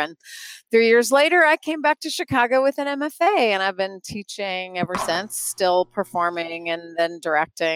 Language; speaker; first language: English; native; English